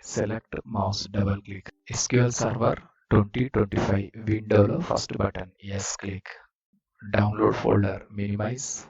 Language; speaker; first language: English; non-native, learner; Telugu